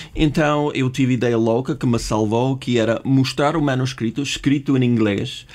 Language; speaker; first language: Portuguese; non-native, fluent; English